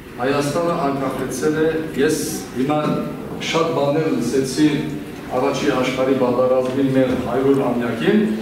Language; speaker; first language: Armenian; non-native, fluent; Kurdish